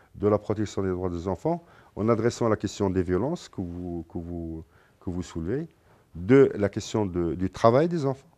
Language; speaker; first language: French; non-native, local second language; Arabic